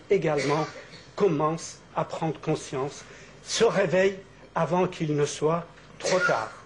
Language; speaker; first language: French; native; French